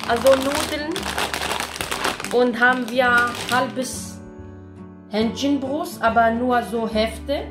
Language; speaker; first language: German; non-native, learner; Kurdish